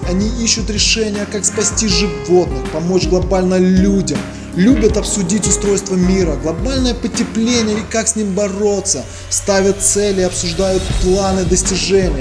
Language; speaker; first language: Russian; native; Russian